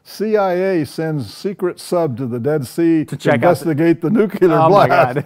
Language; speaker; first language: English; native; English